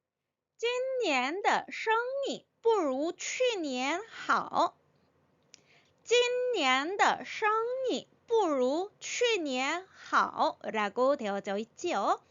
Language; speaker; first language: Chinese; non-native, fluent; Korean